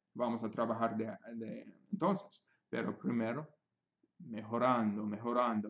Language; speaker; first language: Spanish; non-native, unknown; English